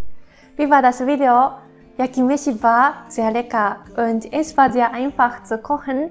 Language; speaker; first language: German; non-native, learner; Japanese